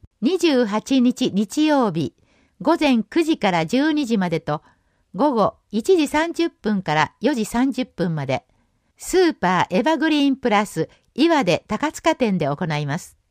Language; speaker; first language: Japanese; native; Japanese